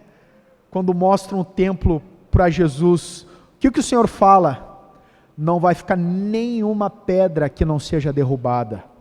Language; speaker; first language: Portuguese; native; Portuguese